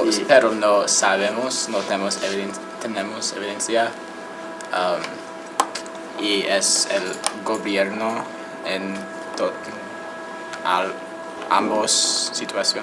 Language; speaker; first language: Spanish; non-native, learner; English